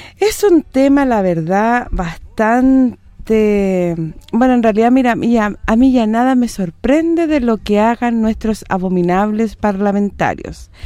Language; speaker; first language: Spanish; native; Spanish